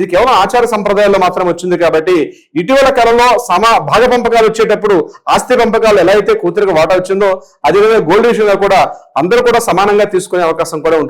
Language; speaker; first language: Telugu; native; Telugu